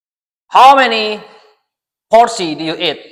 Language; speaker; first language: English; non-native, learner; Indonesian